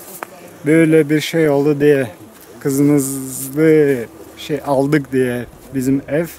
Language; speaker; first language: Turkish; non-native, learner; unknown